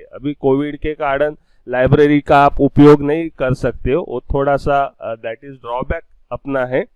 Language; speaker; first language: Hindi; non-native, local second language; Marathi